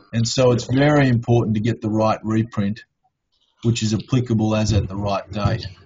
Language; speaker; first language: English; native; English